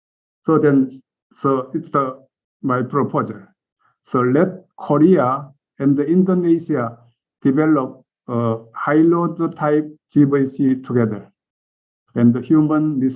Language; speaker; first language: English; non-native, learner; Korean